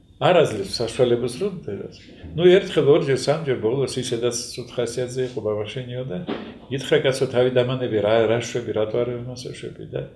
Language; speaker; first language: Georgian; non-native, local second language; Russian